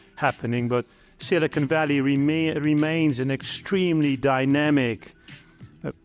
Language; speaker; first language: English; non-native, fluent; Dutch